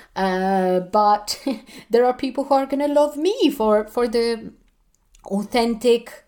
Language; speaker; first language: English; non-native, fluent; Polish